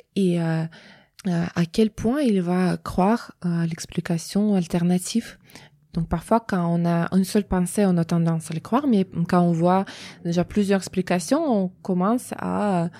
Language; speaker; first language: French; non-native, fluent; Russian